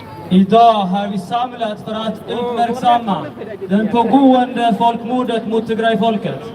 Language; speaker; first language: Swedish; early bilingual, other home language; Tigrinya